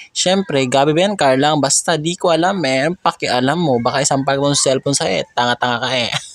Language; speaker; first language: Filipino; non-native, local second language; Cebuano